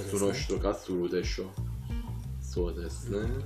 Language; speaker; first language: Japanese; non-native, fluent; Persian